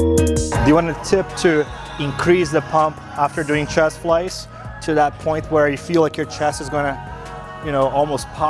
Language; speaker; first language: English; non-native, fluent; Portuguese